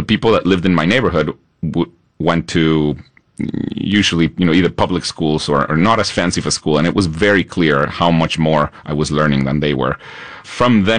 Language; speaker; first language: English; non-native, fluent; Spanish